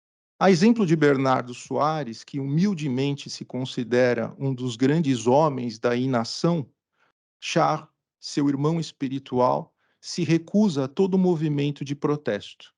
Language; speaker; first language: Portuguese; native; Portuguese